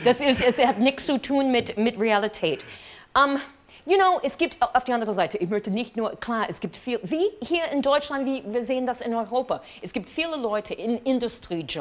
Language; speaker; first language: German; non-native, fluent; English